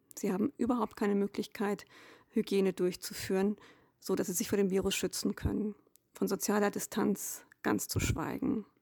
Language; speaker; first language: German; native; German